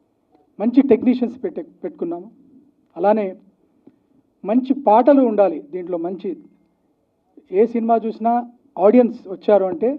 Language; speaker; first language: Telugu; native; Telugu